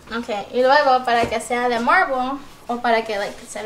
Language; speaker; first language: Spanish; early bilingual, heritage; Spanish